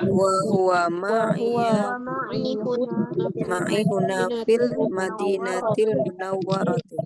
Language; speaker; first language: Arabic; non-native, learner; Indonesian